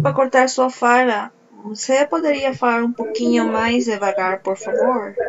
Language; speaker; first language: Portuguese; non-native, fluent; Spanish